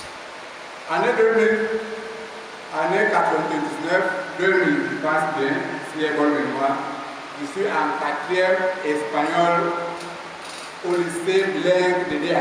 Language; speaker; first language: French; non-native, local second language; Basaa